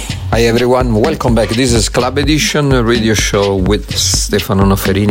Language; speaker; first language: English; non-native, fluent; Italian